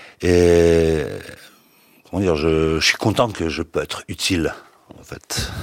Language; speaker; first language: French; non-native, fluent; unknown